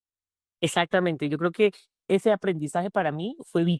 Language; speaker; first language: Spanish; native; Spanish